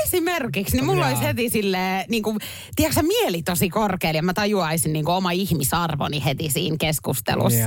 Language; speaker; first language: Finnish; native; Finnish